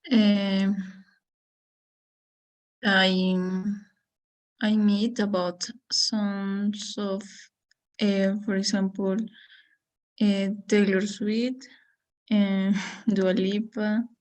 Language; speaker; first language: English; non-native, learner; Spanish